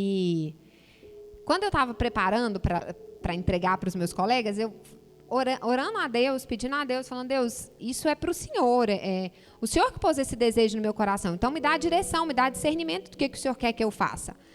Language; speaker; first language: Portuguese; native; Portuguese